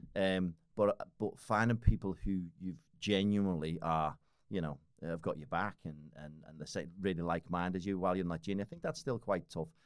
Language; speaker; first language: English; native; English